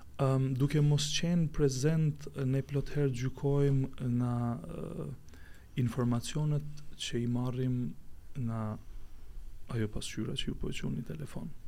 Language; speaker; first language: Albanian; native; Albanian